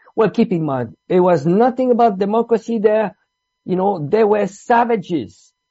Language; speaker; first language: English; non-native, fluent; Italian